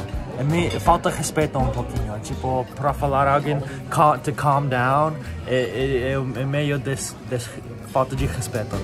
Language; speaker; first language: Portuguese; non-native, learner; English